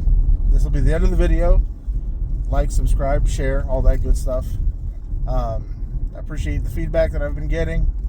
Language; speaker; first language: English; native; English